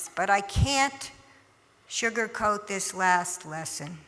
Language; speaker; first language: English; native; English